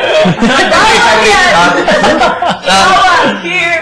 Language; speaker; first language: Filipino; non-native, learner; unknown